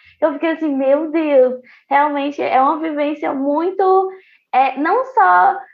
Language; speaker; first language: Portuguese; native; Portuguese